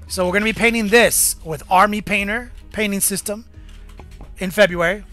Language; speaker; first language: English; native; English